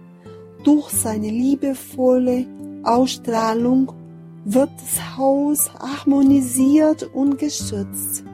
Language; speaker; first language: German; non-native, fluent; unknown